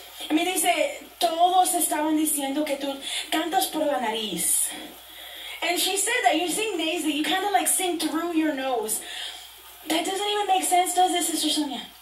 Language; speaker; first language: English; early bilingual, other home language; Spanish